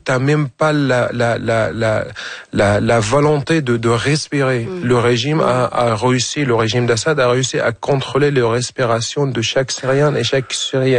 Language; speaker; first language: French; non-native, fluent; Arabic